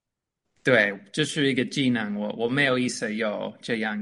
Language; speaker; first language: Chinese; non-native, fluent; English